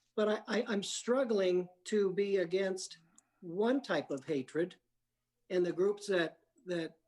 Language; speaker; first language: English; native; English